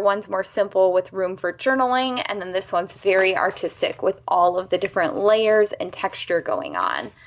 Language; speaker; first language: English; native; English